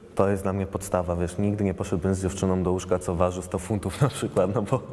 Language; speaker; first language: Polish; non-native, fluent; Italian